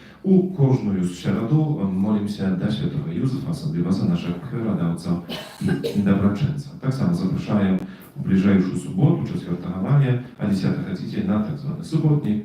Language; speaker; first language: Polish; non-native, learner; Russian